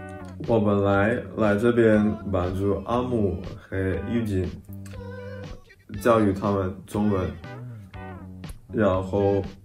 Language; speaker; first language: Chinese; non-native, fluent; Russian